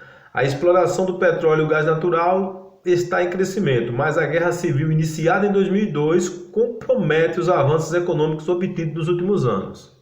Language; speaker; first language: Portuguese; native; Portuguese